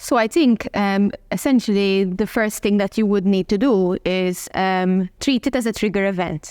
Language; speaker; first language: English; non-native, local second language; Maltese